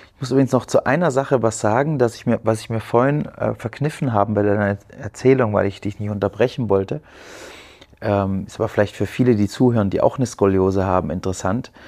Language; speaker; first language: German; native; German